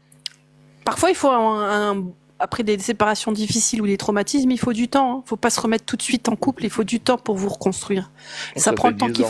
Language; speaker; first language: French; native; French